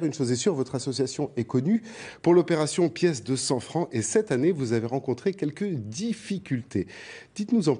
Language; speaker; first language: French; native; French